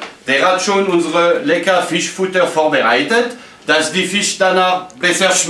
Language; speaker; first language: German; non-native, fluent; French